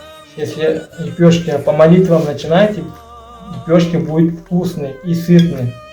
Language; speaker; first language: Russian; non-native, learner; Uzbek